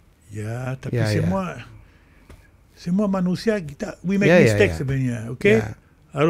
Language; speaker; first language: Indonesian; non-native, fluent; French